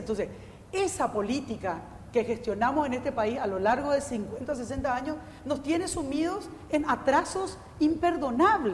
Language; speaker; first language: Spanish; native; Spanish